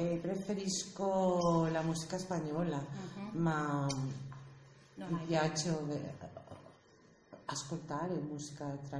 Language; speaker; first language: Italian; non-native, learner; Spanish